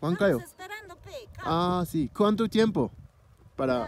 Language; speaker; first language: Spanish; non-native, learner; Japanese